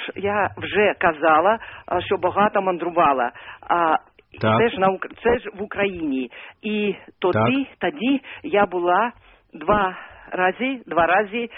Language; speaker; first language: Ukrainian; non-native, learner; Russian